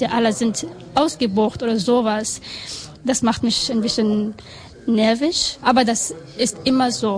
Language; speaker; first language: German; non-native, learner; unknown